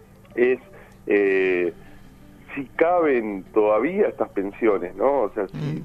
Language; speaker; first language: Spanish; native; Spanish